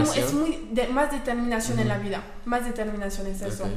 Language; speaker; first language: Spanish; non-native, fluent; French